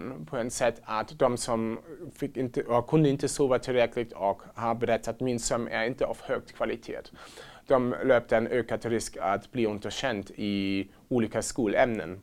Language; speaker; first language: Swedish; non-native, fluent; German